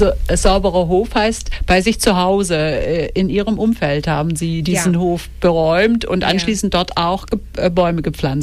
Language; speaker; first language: German; native; German